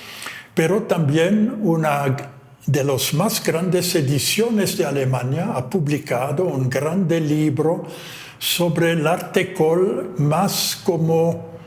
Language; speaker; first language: Spanish; non-native, fluent; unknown